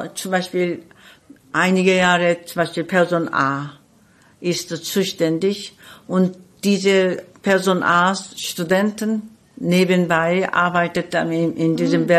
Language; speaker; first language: German; non-native, fluent; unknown